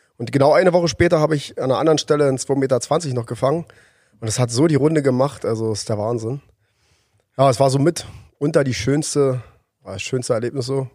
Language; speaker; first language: German; native; German